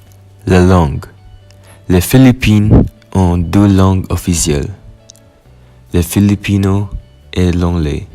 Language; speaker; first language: French; non-native, learner; Filipino